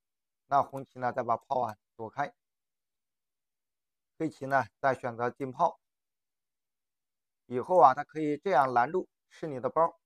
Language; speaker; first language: Chinese; native; Chinese